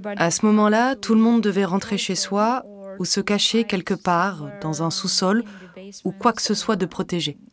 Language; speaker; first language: French; non-native, fluent; Ukrainian